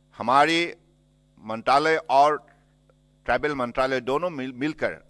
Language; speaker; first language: Hindi; non-native, local second language; Assamese